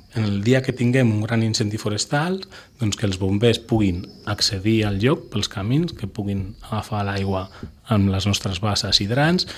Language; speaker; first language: Catalan; non-native, local second language; Spanish